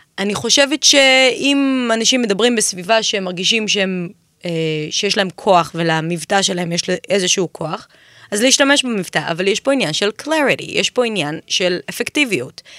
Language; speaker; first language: Hebrew; native; Hebrew